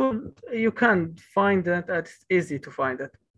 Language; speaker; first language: English; non-native, learner; Kurdish